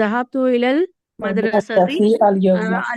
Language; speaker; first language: Arabic; non-native, learner; Urdu